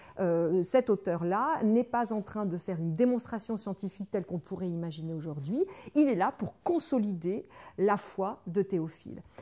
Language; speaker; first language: French; native; French